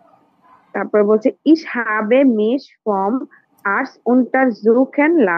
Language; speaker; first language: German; non-native, learner; Bangla